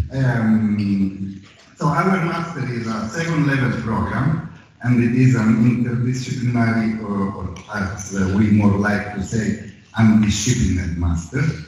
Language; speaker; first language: English; non-native, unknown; Italian